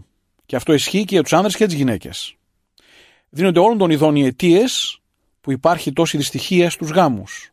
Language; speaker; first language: Greek; native; Greek